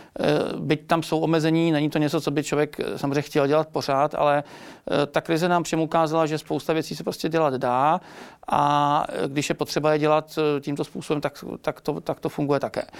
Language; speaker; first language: Czech; native; Czech